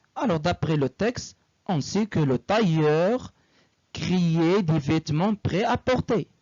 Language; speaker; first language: French; non-native, local second language; Arabic